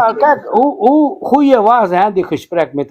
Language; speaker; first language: Dutch; non-native, fluent; Urdu